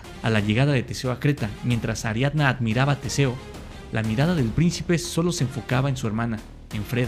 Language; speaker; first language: Spanish; native; Spanish